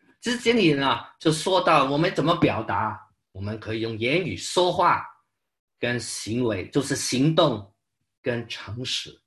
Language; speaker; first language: Chinese; non-native, local second language; Cantonese